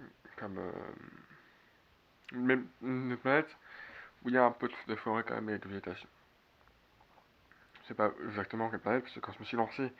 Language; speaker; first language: French; native; French